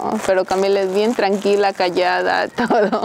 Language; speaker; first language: Spanish; native; Spanish